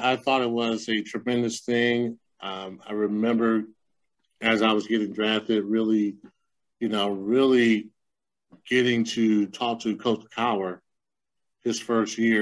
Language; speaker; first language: English; native; English